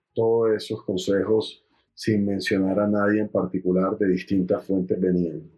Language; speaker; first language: Spanish; native; Spanish